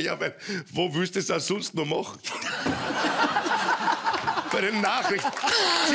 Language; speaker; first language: German; native; German